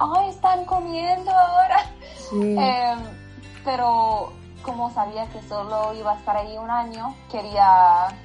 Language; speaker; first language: Spanish; non-native, fluent; English